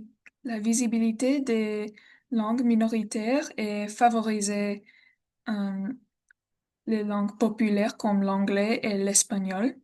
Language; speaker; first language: French; non-native, learner; English